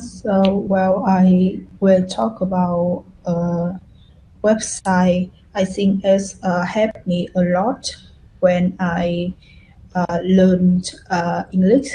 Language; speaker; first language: English; non-native, learner; Vietnamese